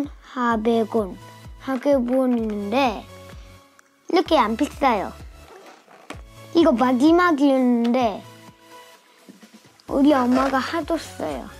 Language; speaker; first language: Korean; early bilingual, other home language; Russian